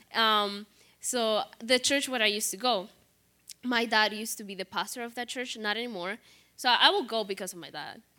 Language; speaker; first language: English; non-native, fluent; Spanish